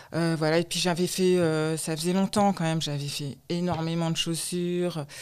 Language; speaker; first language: French; native; French